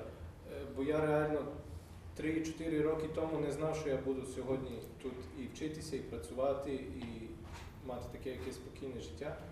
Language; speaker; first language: Ukrainian; non-native, fluent; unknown